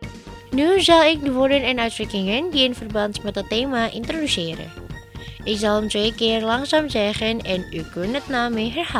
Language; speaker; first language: Dutch; non-native, fluent; Indonesian